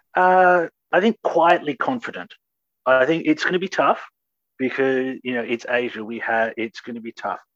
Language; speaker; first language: English; native; English